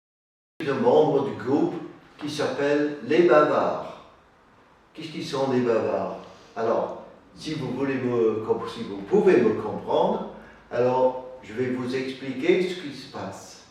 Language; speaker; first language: French; non-native, learner; English